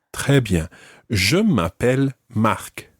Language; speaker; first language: French; non-native, fluent; English